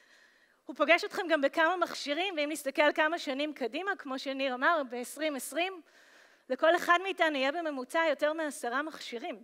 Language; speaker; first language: Hebrew; native; Hebrew